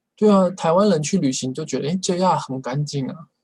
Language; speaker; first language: Chinese; native; Chinese